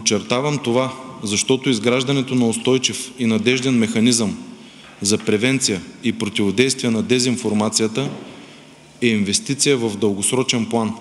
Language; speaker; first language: Bulgarian; native; Bulgarian